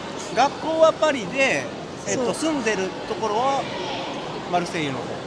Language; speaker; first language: Japanese; native; Japanese